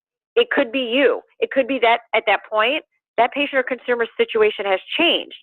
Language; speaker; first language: English; native; English